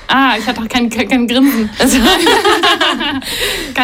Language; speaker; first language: German; native; German